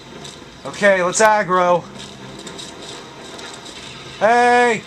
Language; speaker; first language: English; native; English